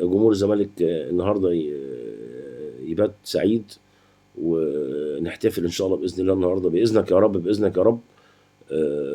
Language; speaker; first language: Arabic; native; Arabic